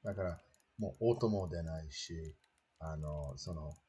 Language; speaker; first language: Japanese; non-native, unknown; English